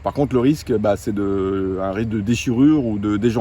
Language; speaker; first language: French; native; French